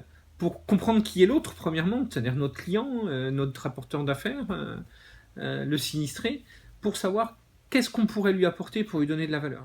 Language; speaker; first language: French; native; French